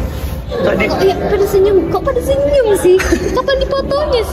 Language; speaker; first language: Indonesian; native; Indonesian